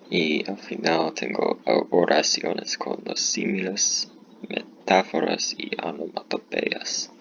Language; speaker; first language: Spanish; non-native, learner; English